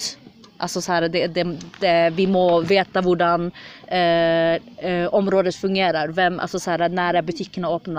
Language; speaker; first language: Swedish; early bilingual, other home language; Kurdish